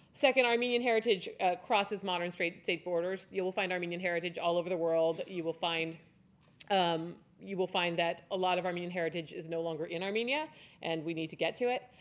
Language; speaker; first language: English; native; English